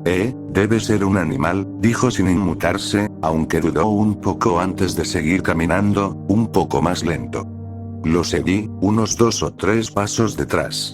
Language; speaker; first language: Spanish; native; Spanish